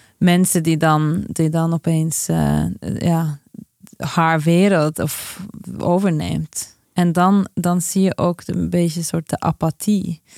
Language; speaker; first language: Dutch; non-native, fluent; Norwegian